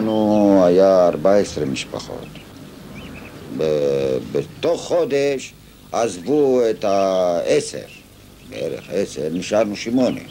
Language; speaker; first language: Hebrew; non-native, fluent; Ladino